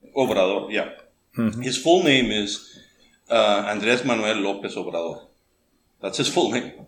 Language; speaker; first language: English; early bilingual, other home language; Spanish